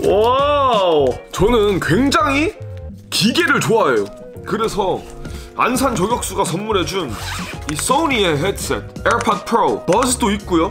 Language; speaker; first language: Korean; early bilingual, heritage; Korean